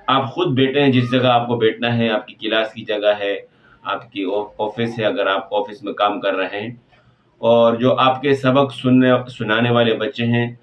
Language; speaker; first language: Urdu; non-native, local second language; Pashto